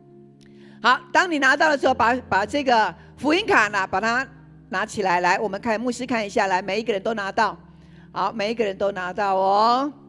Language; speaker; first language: Chinese; native; Chinese